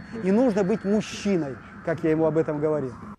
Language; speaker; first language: Russian; native; Russian